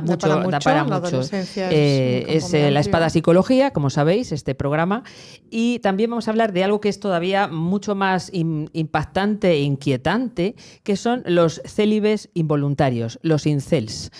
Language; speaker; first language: Spanish; native; Spanish